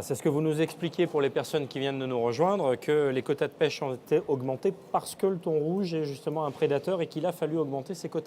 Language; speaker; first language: French; native; French